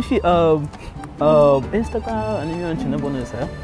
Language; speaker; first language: Korean; non-native, learner; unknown